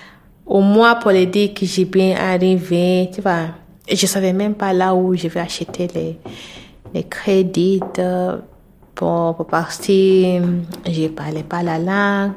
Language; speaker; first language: French; non-native, learner; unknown